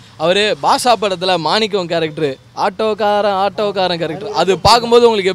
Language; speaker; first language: Tamil; native; Tamil